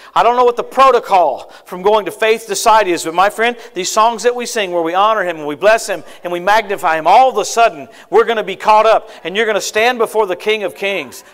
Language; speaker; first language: English; native; English